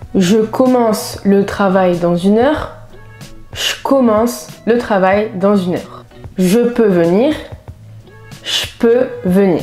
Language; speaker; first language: French; native; French